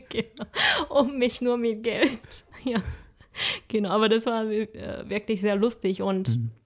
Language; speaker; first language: German; non-native, fluent; Chinese